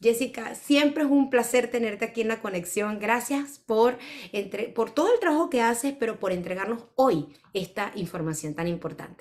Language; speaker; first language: Spanish; native; Spanish